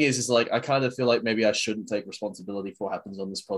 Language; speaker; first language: English; native; English